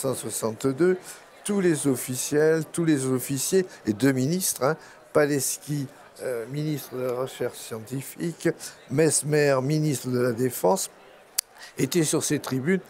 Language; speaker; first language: French; native; French